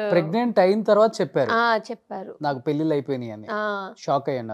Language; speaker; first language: Telugu; native; Telugu